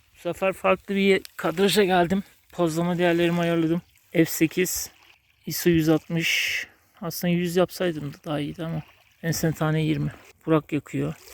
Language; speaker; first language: Turkish; native; Turkish